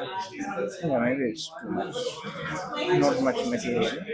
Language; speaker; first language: English; non-native, fluent; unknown